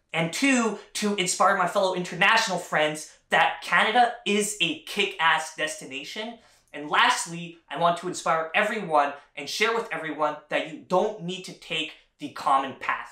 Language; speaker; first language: English; native; English